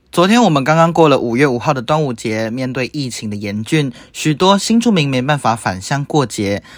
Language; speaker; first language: Chinese; early bilingual, other home language; Vietnamese